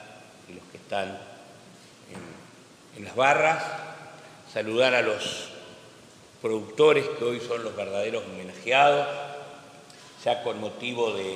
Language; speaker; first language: Spanish; native; Spanish